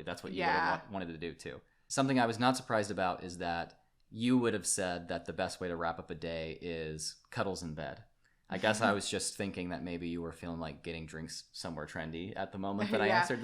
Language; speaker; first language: English; native; English